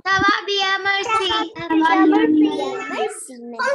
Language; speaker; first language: French; non-native, learner; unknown